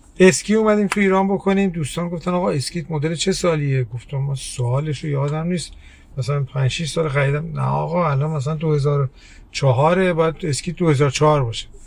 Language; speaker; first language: Persian; early bilingual, heritage; Persian